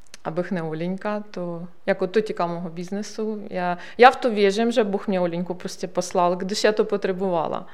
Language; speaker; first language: Czech; non-native, learner; Ukrainian